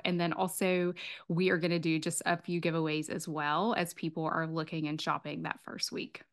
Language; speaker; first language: English; native; English